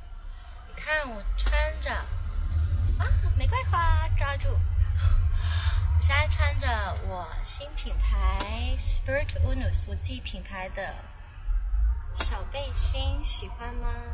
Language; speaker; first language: Chinese; non-native, local second language; Cantonese